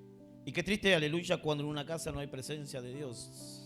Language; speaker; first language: Spanish; native; Spanish